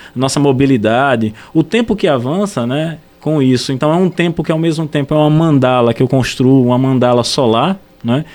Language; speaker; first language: Portuguese; native; Portuguese